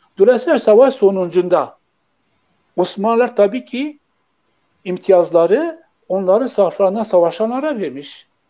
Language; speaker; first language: Turkish; non-native, local second language; Kurdish